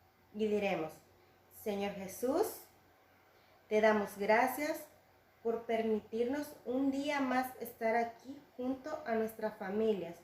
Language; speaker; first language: Spanish; native; Spanish